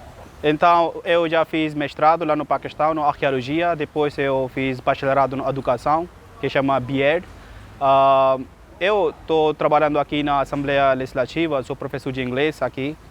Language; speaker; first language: Portuguese; non-native, learner; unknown